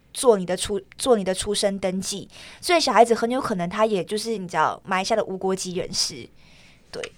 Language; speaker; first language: Chinese; native; Chinese